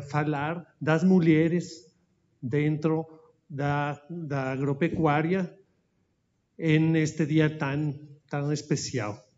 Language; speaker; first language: Portuguese; non-native, learner; Spanish